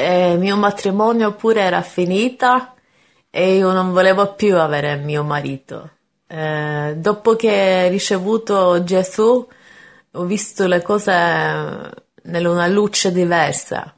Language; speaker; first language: Italian; non-native, learner; Norwegian